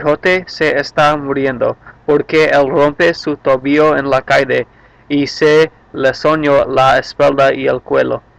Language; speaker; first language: Spanish; non-native, learner; English